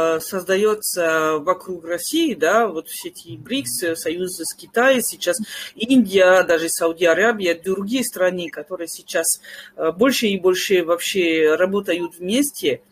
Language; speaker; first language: Russian; non-native, fluent; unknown